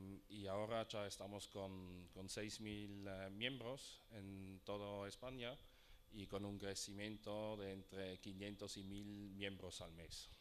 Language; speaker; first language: Spanish; non-native, fluent; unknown